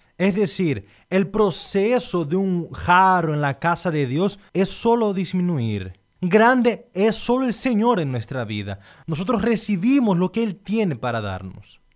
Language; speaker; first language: Spanish; non-native, fluent; Portuguese